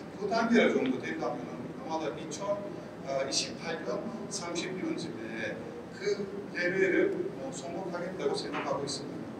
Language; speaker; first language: Korean; non-native, fluent; Turkish